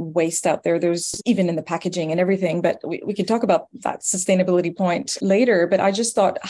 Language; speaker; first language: English; non-native, fluent; French